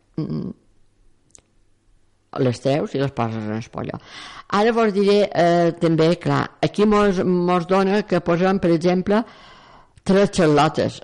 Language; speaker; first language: Catalan; native; Catalan